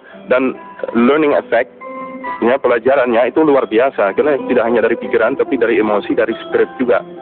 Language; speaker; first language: Indonesian; non-native, fluent; Dutch